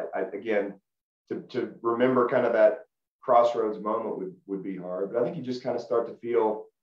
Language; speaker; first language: English; native; English